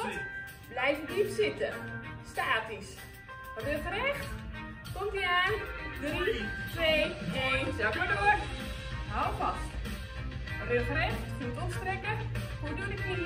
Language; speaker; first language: Dutch; native; Dutch